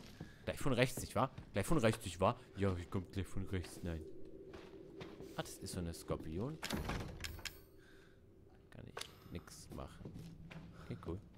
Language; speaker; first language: German; native; German